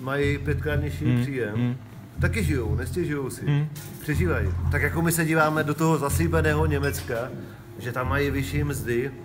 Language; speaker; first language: Czech; non-native, local second language; Polish